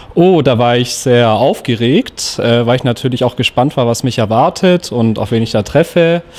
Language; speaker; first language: German; native; German